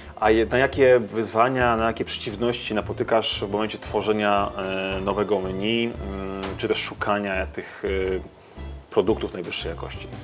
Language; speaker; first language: Polish; native; Polish